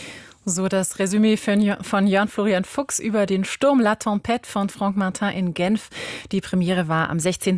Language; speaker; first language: German; native; German